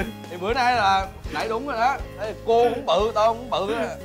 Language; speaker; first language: Vietnamese; early bilingual, heritage; Vietnamese